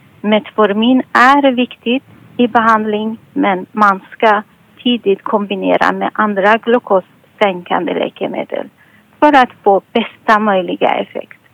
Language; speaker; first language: Swedish; non-native, fluent; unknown